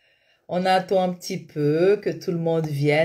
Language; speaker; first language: French; non-native, fluent; Portuguese